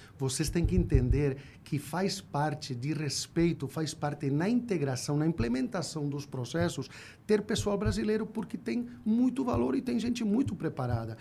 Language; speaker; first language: Portuguese; non-native, fluent; Spanish